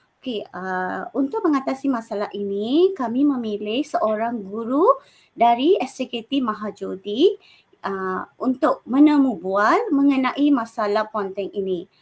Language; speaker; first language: Malay; non-native, local second language; Tamil